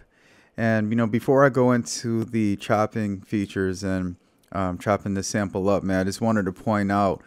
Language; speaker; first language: English; native; English